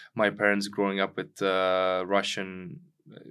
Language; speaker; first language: English; non-native, fluent; Czech